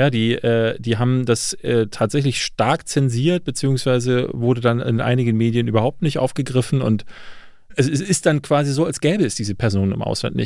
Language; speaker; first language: German; native; German